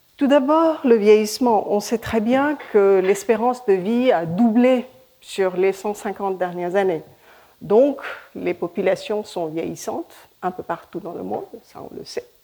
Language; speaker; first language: French; non-native, fluent; Hindi